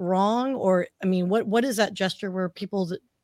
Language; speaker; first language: English; native; English